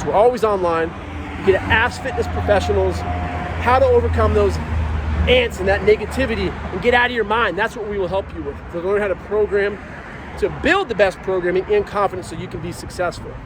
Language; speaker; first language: English; native; English